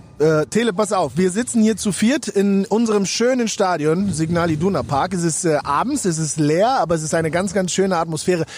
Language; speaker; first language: German; native; German